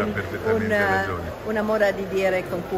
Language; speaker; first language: Italian; non-native, learner; German